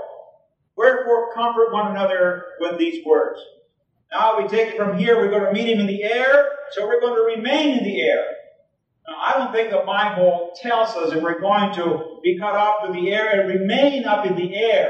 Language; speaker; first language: English; early bilingual, other home language; Spanish